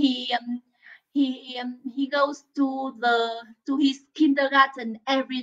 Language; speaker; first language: English; non-native, learner; Vietnamese